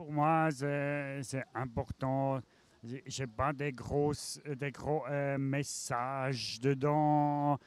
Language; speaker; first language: French; non-native, learner; German